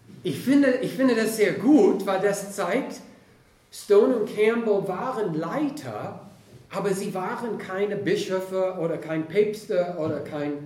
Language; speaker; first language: German; non-native, fluent; English